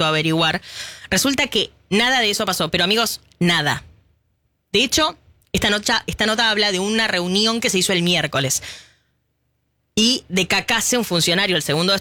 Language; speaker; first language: Spanish; native; Spanish